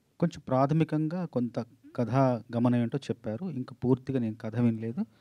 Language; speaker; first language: Telugu; native; Telugu